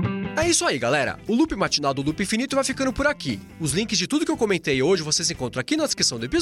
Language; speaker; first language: Portuguese; native; Portuguese